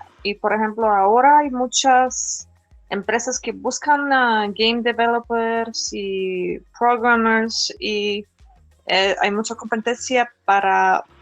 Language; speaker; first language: Spanish; non-native, fluent; Polish